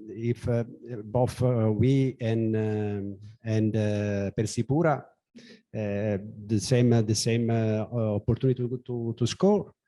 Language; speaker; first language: English; non-native, learner; Italian